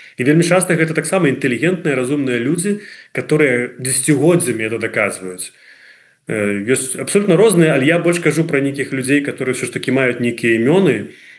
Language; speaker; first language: Belarusian; non-native, local second language; Russian